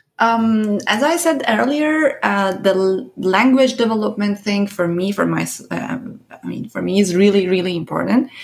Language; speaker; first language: English; non-native, fluent; Persian